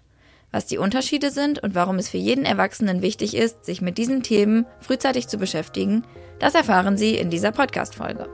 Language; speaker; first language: German; native; German